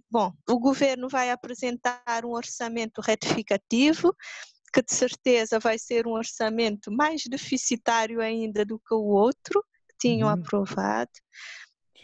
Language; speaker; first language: Portuguese; non-native, local second language; Kabuverdianu